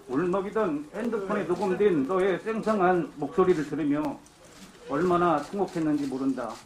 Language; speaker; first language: Korean; native; Korean